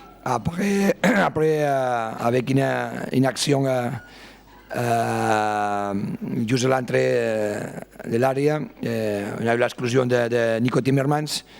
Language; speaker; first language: French; non-native, fluent; Spanish